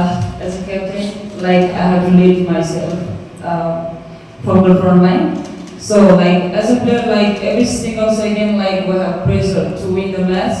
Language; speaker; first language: English; non-native, fluent; Nepali